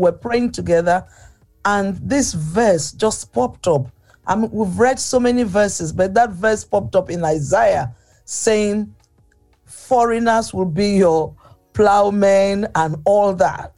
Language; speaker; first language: English; non-native, local second language; Igbo